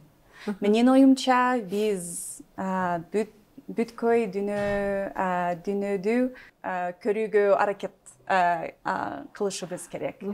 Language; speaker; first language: Kyrgyz; non-native, learner; English